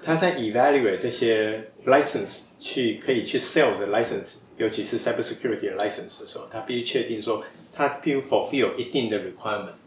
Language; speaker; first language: Chinese; native; Chinese